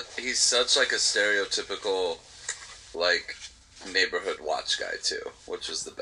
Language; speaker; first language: English; native; English